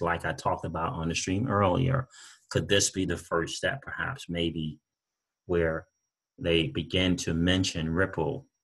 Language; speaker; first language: English; native; English